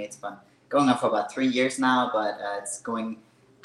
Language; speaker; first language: English; non-native, fluent; German